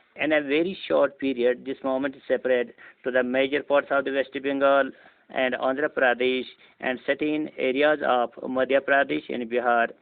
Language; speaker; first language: English; non-native, local second language; Urdu